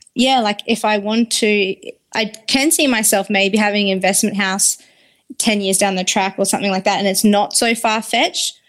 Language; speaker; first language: English; native; English